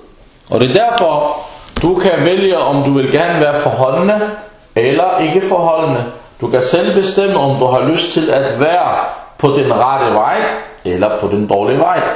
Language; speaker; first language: Danish; non-native, fluent; Arabic